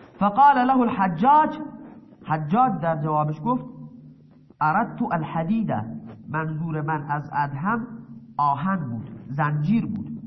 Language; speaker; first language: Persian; non-native, local second language; Baluchi